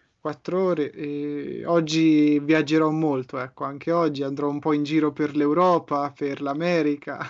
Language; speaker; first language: Italian; native; Italian